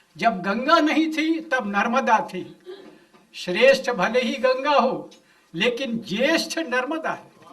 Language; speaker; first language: Hindi; non-native, local second language; Gujarati